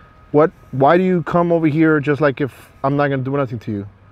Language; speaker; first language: English; early bilingual, other home language; Spanish